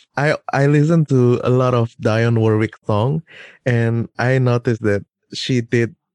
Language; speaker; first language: English; non-native, fluent; Indonesian